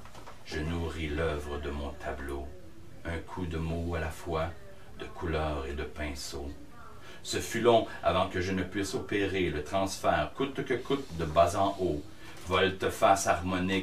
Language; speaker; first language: French; native; French